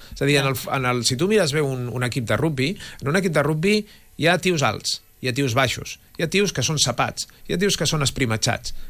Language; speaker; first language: Catalan; native; Catalan